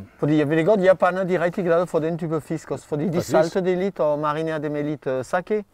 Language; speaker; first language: Danish; non-native, fluent; French